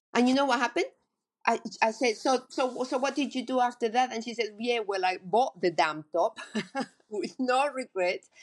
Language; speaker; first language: English; non-native, fluent; Spanish